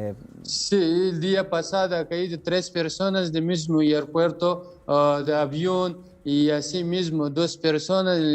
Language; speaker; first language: Spanish; non-native, learner; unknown